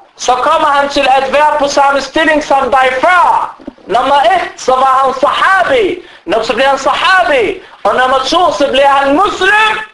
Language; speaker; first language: Danish; early bilingual, other home language; Arabic